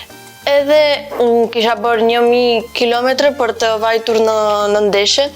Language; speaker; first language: Albanian; early bilingual, heritage; Albanian